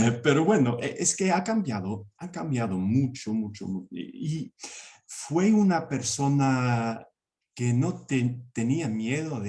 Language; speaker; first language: Spanish; non-native, fluent; English